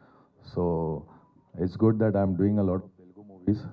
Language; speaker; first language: Telugu; non-native, local second language; Hindi